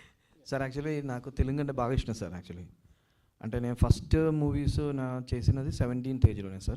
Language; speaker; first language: Telugu; non-native, learner; Malayalam